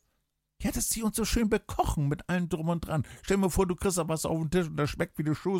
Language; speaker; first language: German; native; German